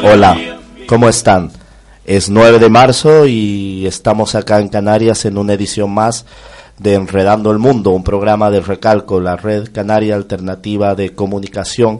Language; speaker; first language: Spanish; native; Spanish